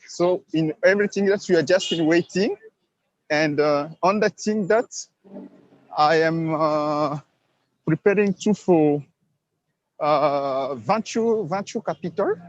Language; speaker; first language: English; non-native, learner; Swahili